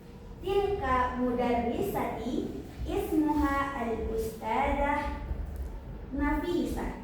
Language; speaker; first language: Arabic; non-native, learner; Indonesian